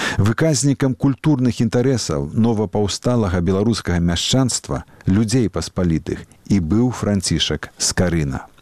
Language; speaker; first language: Belarusian; native; Belarusian